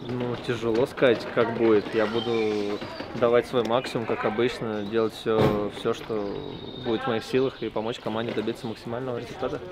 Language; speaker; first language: Russian; native; Russian